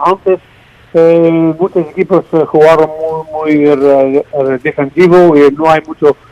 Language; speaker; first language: Spanish; non-native, fluent; Dutch